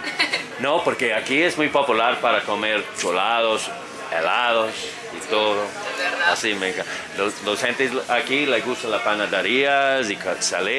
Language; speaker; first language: Spanish; non-native, learner; English